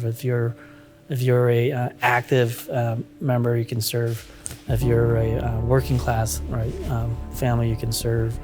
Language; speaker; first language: English; early bilingual, other home language; Hmong